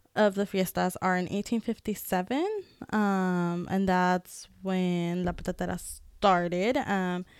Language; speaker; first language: English; early bilingual, other home language; Spanish